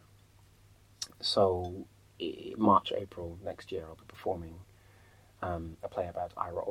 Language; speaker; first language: English; native; English